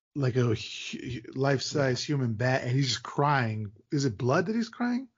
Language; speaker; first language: English; native; English